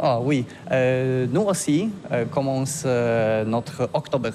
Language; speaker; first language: French; non-native, learner; Polish